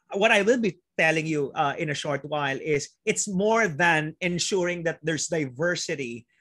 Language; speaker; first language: English; non-native, local second language; Filipino